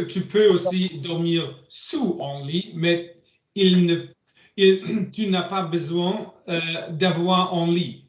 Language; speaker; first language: French; non-native, learner; English